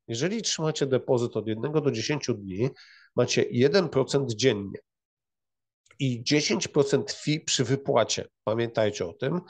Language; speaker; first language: Polish; native; Polish